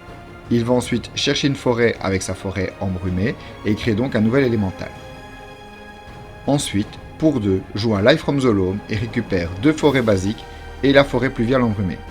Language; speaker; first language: French; native; French